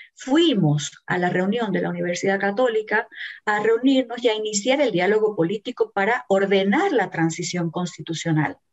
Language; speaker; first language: Spanish; native; Spanish